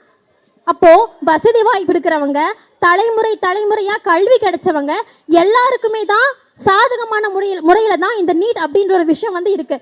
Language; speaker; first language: Tamil; native; Tamil